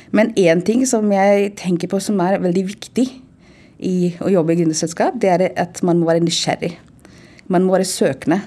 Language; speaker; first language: Norwegian; non-native, fluent; Hindi